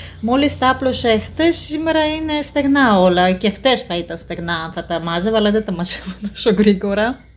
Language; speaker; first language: Greek; non-native, fluent; Russian